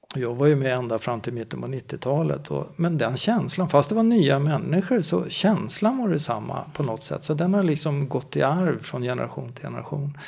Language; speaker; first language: Swedish; native; Swedish